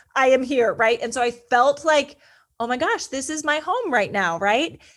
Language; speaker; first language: English; native; English